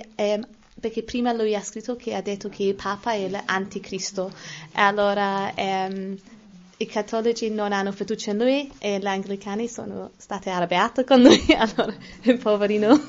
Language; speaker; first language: Italian; non-native, learner; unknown